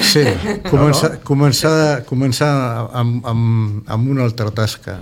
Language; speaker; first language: Catalan; non-native, local second language; Spanish